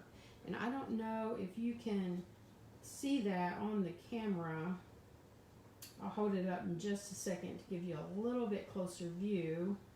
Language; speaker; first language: English; native; English